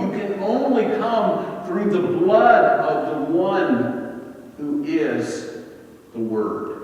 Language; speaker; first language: English; native; English